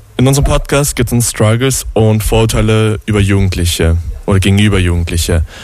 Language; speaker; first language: German; native; German